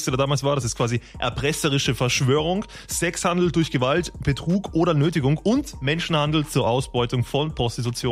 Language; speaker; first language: German; native; German